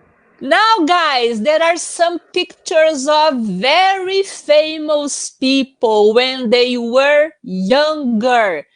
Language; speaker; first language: English; non-native, fluent; Portuguese